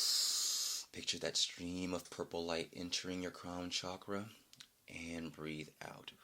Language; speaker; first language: English; native; English